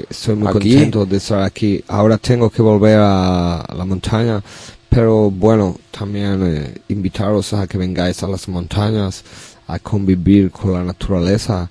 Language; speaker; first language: Spanish; non-native, learner; English